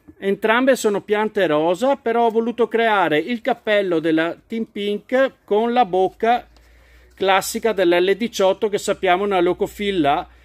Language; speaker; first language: Italian; native; Italian